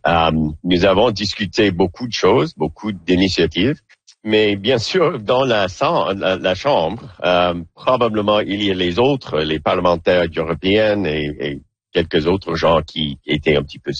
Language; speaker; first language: French; non-native, local second language; English